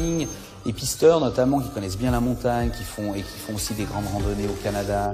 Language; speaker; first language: French; native; French